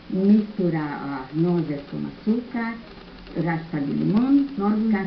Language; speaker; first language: Portuguese; non-native, learner; German